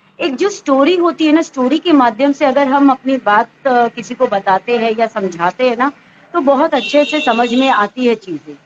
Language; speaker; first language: Hindi; native; Hindi